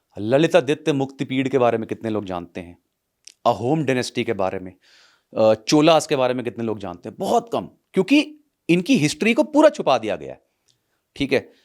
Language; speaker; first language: Hindi; non-native, local second language; Punjabi